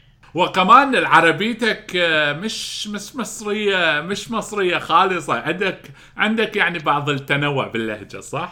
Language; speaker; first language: Arabic; native; Arabic